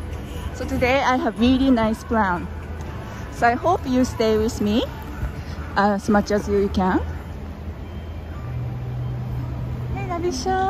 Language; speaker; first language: English; non-native, fluent; Japanese